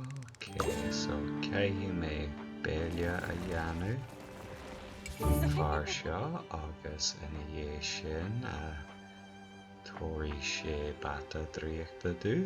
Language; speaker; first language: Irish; non-native, local second language; English